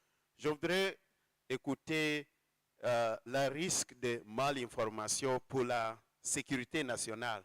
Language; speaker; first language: French; non-native, learner; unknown